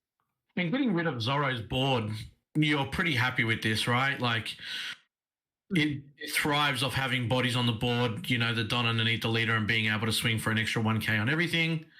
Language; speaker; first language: English; native; English